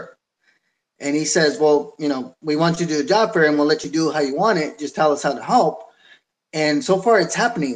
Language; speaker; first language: English; native; English